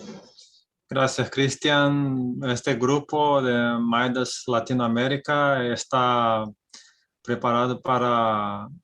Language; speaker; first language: Spanish; non-native, fluent; Portuguese